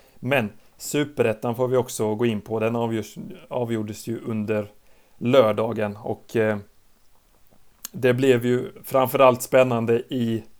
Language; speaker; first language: Swedish; native; Swedish